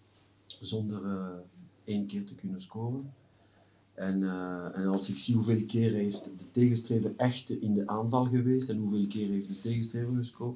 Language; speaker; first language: Dutch; non-native, local second language; French